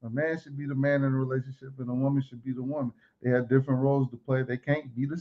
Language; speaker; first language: English; native; English